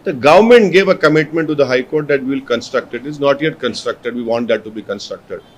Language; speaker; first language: English; non-native, local second language; Urdu